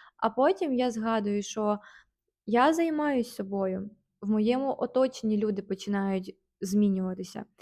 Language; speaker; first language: Ukrainian; native; Ukrainian